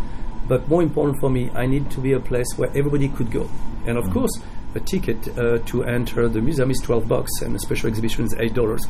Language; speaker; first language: English; non-native, fluent; French